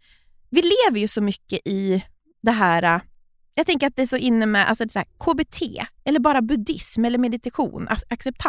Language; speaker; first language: Swedish; native; Swedish